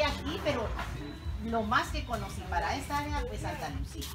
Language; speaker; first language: Spanish; native; Spanish